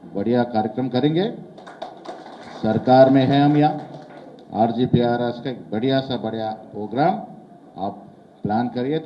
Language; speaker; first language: Hindi; non-native, local second language; Telugu